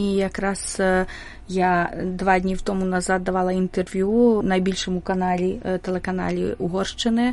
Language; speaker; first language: Ukrainian; early bilingual, heritage; Ukrainian